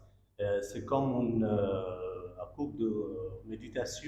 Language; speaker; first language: French; non-native, learner; Bangla